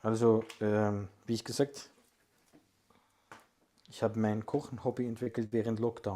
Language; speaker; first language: German; non-native, fluent; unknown